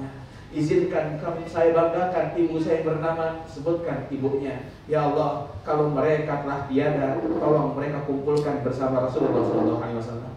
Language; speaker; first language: Indonesian; native; Indonesian